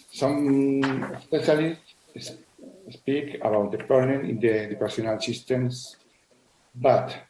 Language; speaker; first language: English; non-native, learner; Spanish